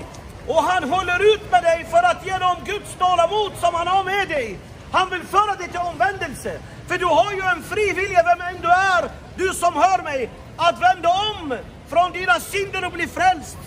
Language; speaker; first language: Swedish; non-native, fluent; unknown